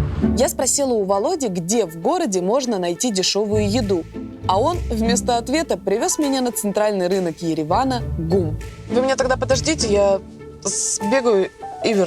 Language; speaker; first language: Russian; native; Russian